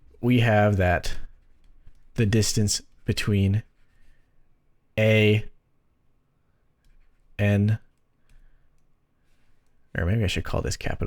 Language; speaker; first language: English; native; English